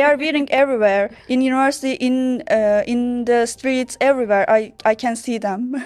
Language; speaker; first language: English; non-native, learner; Turkish